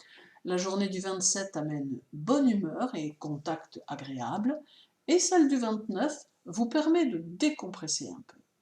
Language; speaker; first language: French; native; French